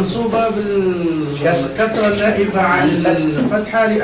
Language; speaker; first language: Arabic; native; Arabic